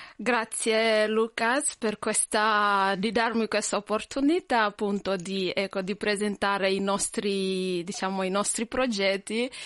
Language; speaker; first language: Italian; non-native, fluent; Swahili